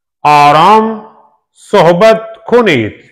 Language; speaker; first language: Persian; non-native, fluent; Urdu